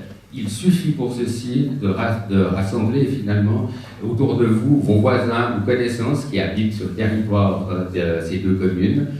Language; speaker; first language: French; native; French